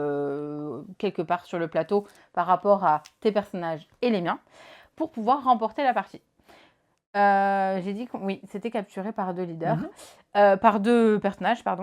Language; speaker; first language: French; native; French